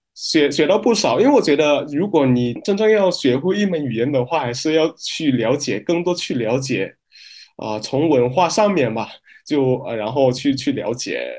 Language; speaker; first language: Chinese; non-native, fluent; Min Nan Chinese